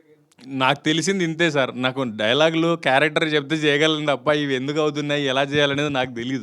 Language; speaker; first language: Telugu; native; Telugu